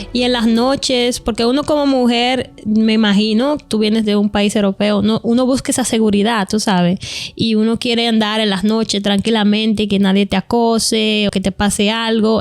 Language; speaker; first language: Spanish; native; Spanish